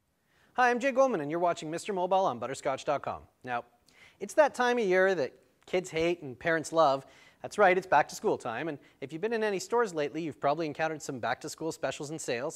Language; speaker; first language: English; native; English